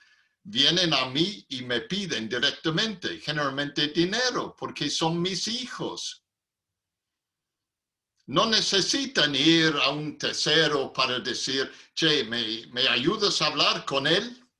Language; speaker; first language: Spanish; non-native, fluent; English